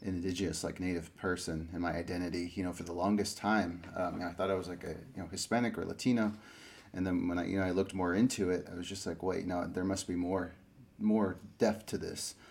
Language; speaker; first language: English; native; English